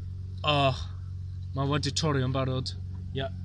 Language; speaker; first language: Welsh; non-native, learner; English